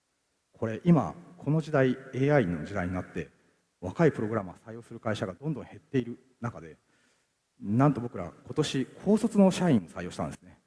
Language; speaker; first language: Japanese; native; Japanese